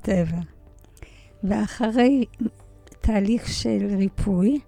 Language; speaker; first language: Hebrew; early bilingual, other home language; Polish